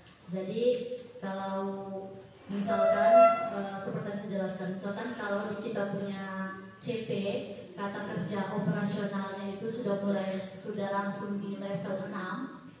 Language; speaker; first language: Indonesian; native; Indonesian